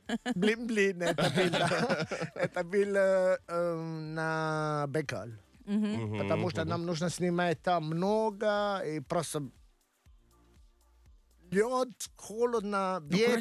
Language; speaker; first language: Russian; non-native, learner; Italian